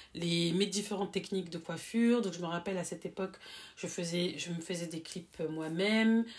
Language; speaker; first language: French; native; French